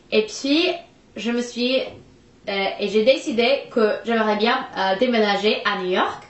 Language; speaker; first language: French; non-native, fluent; English